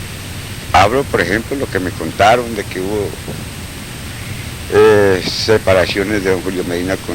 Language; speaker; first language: Spanish; native; Spanish